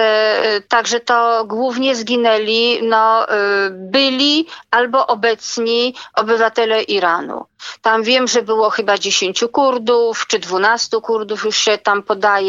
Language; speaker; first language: Polish; native; Polish